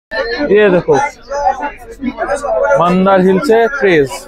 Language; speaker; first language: Hindi; non-native, local second language; Bangla